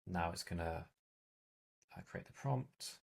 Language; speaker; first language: English; native; English